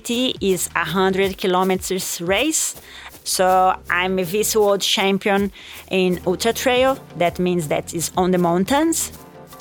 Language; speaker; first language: English; non-native, fluent; Portuguese